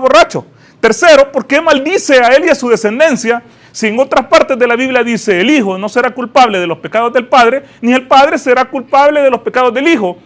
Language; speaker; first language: Spanish; native; Spanish